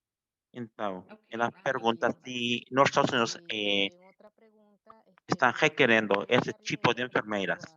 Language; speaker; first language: Portuguese; non-native, fluent; Spanish